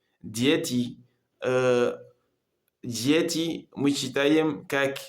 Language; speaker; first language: Russian; non-native, learner; Comorian